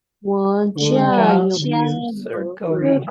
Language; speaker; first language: Chinese; non-native, learner; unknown